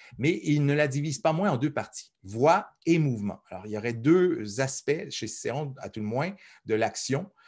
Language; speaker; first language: French; native; French